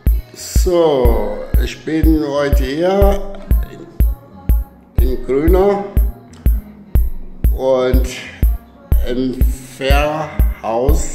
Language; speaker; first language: German; non-native, learner; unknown